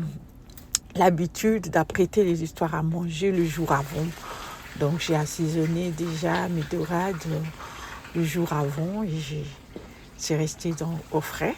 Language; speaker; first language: French; non-native, local second language; Lingala